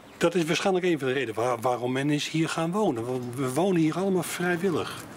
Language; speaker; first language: Dutch; native; Dutch